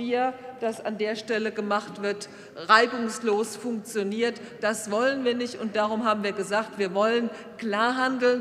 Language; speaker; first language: German; native; German